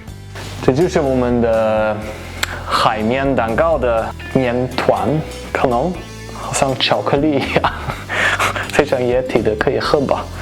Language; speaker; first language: Chinese; non-native, fluent; German